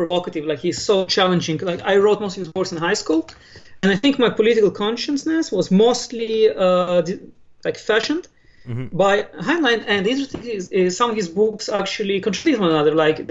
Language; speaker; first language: English; non-native, fluent; Hebrew